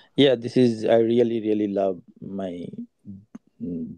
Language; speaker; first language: English; non-native, learner; Bangla